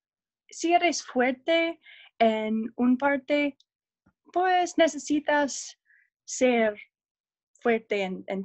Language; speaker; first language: Spanish; non-native, learner; English